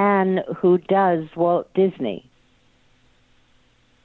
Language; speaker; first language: English; native; English